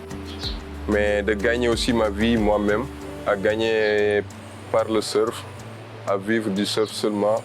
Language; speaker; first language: French; non-native, local second language; Wolof